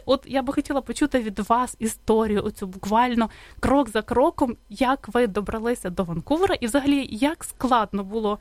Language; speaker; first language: Ukrainian; native; Ukrainian